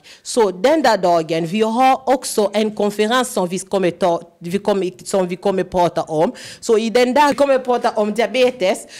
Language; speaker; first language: Swedish; non-native, fluent; Lingala